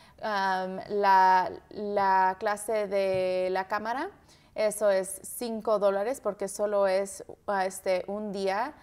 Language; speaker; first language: Spanish; early bilingual, heritage; Spanish